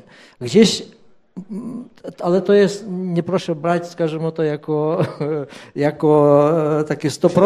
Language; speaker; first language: Polish; non-native, fluent; Ukrainian